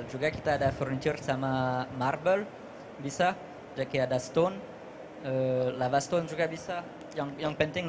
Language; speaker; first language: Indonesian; non-native, fluent; French